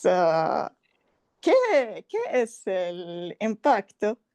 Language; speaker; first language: Spanish; non-native, learner; English